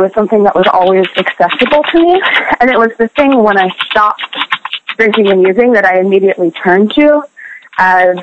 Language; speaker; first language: English; native; English